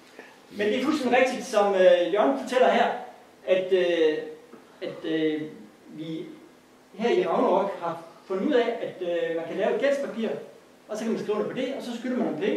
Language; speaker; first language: Danish; native; Danish